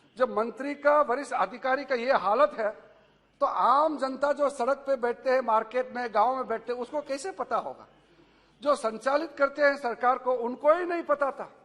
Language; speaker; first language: Hindi; non-native, local second language; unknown